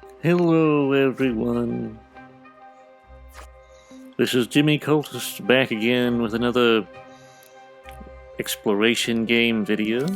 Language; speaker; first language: English; native; English